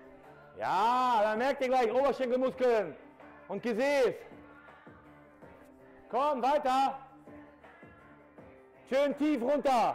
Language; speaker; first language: German; native; German